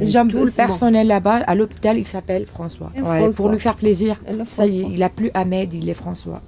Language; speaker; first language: French; non-native, local second language; Arabic